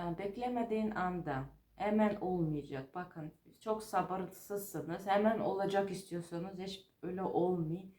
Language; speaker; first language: Turkish; non-native, fluent; Georgian